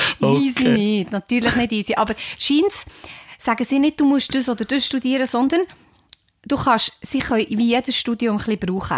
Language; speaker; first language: German; native; German